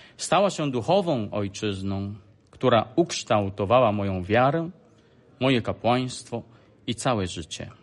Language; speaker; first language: Polish; non-native, fluent; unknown